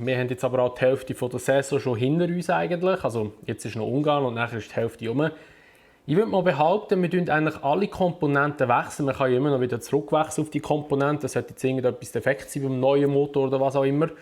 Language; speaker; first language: German; native; German